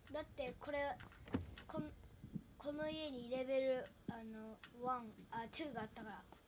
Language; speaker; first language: Japanese; early bilingual, heritage; Japanese